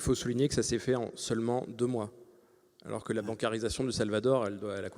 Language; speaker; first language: French; native; French